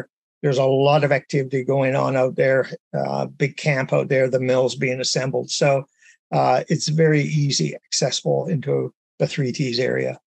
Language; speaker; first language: English; native; English